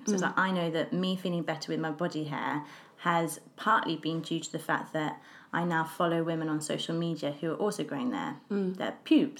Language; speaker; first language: English; native; English